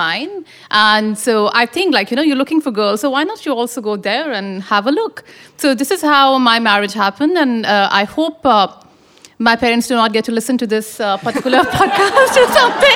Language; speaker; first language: English; non-native, local second language; Urdu